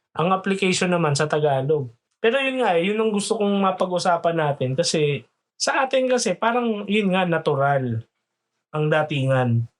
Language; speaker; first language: Filipino; native; Filipino